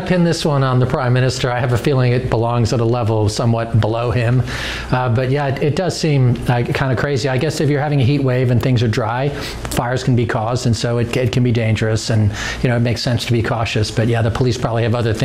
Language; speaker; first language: English; native; English